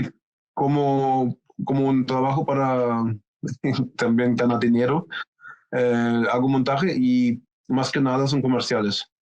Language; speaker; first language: Spanish; non-native, fluent; German